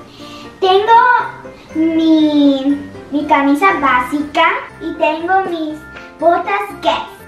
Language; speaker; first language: Spanish; early bilingual, other home language; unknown